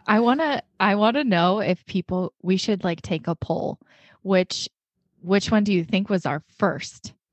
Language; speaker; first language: English; native; English